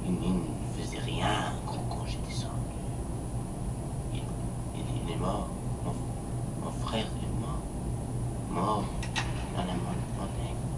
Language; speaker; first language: French; non-native, learner; English